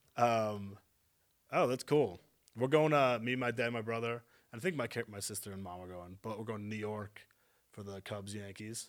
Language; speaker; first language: English; native; English